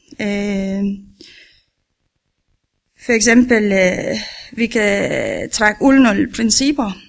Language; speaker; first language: Danish; non-native, learner; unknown